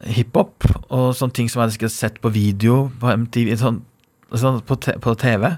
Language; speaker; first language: Norwegian; non-native, fluent; Persian